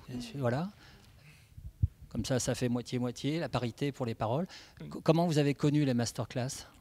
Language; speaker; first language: French; native; French